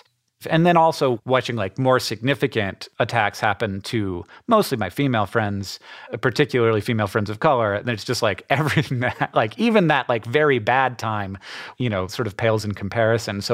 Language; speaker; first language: English; native; English